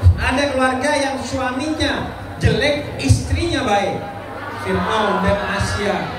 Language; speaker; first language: Indonesian; non-native, local second language; Madurese